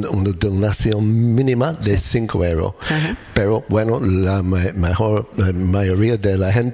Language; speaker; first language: Spanish; non-native, learner; English